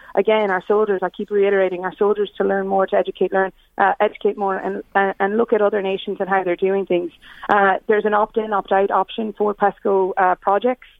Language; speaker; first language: English; native; English